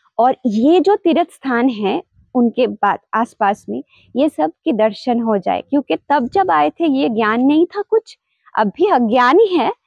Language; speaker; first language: Hindi; non-native, local second language; Bangla